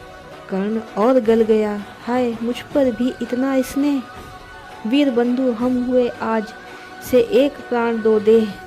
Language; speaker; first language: Hindi; native; Hindi